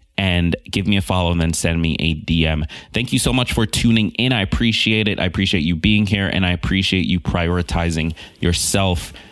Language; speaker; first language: English; native; English